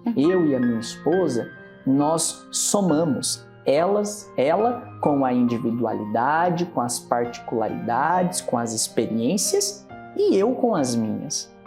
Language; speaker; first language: Portuguese; native; Portuguese